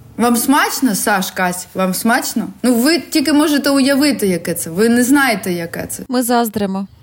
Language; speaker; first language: Ukrainian; non-native, local second language; Russian